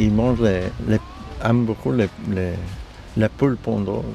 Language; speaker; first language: French; non-native, learner; Spanish